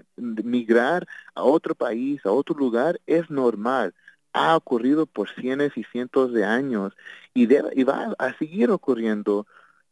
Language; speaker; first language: Spanish; early bilingual, heritage; Spanish